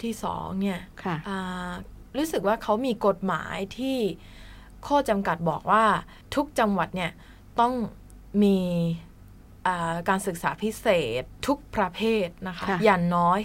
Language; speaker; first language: Thai; non-native, fluent; Japanese